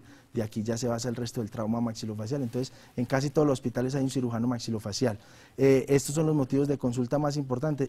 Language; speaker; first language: Spanish; native; Spanish